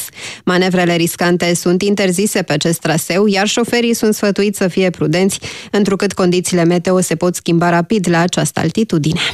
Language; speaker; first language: Romanian; native; Romanian